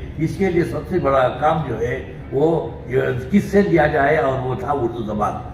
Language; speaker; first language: Urdu; native; Urdu